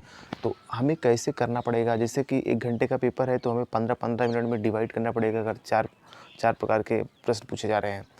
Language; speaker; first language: Hindi; native; Hindi